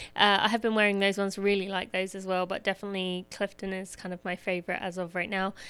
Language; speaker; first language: English; native; English